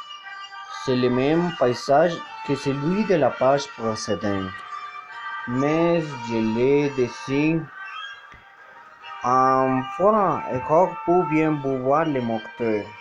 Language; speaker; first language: French; non-native, learner; Spanish